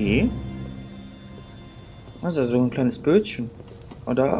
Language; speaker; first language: German; native; German